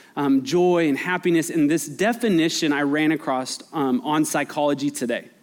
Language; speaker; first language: English; native; English